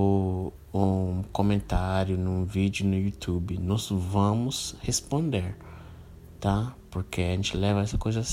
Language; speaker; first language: Portuguese; non-native, fluent; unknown